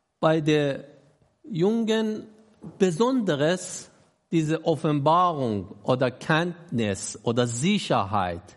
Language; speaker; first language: German; non-native, learner; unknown